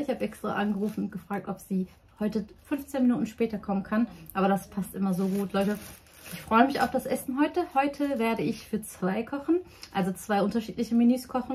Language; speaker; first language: German; early bilingual, other home language; Turkish